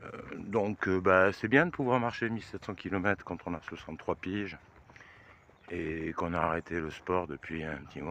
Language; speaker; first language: French; native; French